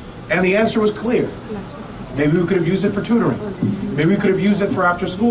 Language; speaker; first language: English; native; English